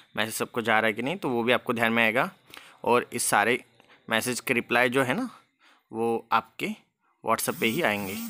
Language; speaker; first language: Hindi; non-native, local second language; Marathi